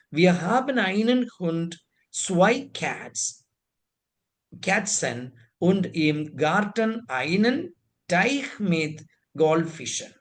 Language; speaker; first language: German; non-native, fluent; Malayalam